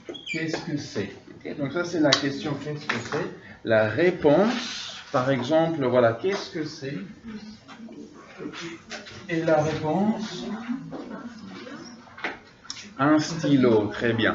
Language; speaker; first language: French; non-native, fluent; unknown